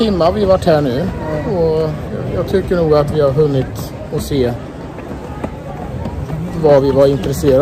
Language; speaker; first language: Swedish; native; Swedish